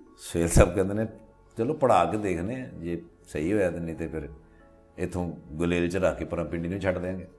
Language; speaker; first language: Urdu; non-native, local second language; Punjabi